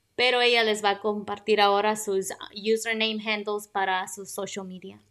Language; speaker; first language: Spanish; native; Spanish